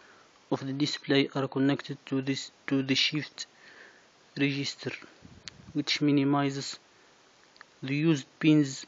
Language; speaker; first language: English; non-native, fluent; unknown